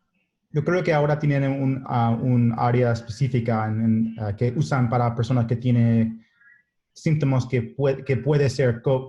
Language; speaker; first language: Spanish; non-native, learner; English